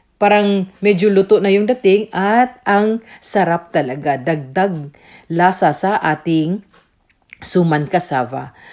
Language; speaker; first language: Filipino; non-native, local second language; Cebuano